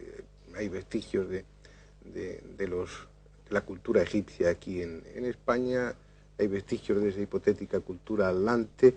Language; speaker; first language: Spanish; native; Spanish